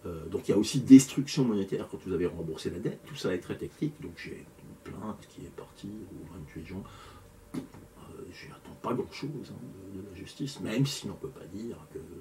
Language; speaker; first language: French; native; French